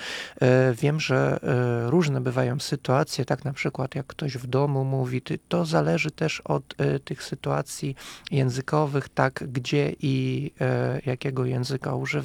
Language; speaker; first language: Polish; non-native, fluent; Russian